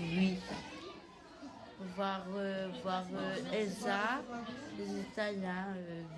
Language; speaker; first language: French; non-native, local second language; Réunion Creole French